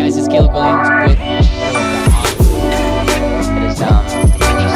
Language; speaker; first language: English; native; English